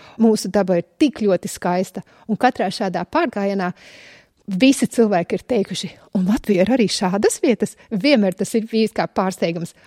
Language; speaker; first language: Latvian; native; Latvian